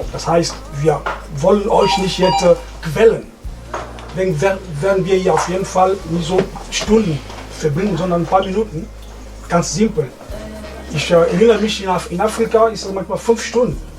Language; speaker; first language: German; non-native, fluent; French